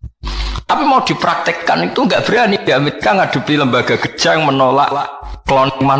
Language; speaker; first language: Indonesian; non-native, local second language; Javanese